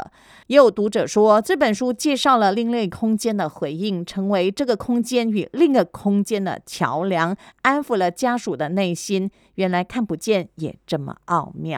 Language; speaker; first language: Chinese; native; Chinese